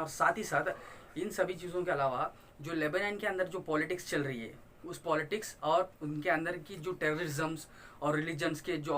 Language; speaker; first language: Hindi; non-native, local second language; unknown